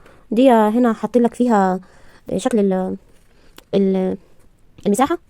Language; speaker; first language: Arabic; native; Arabic